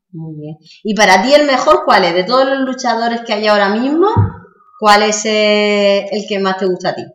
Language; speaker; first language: Spanish; native; Spanish